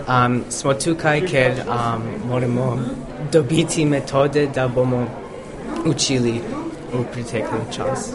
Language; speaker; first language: Slovenian; early bilingual, heritage; English